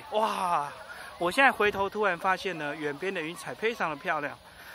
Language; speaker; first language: Chinese; native; Chinese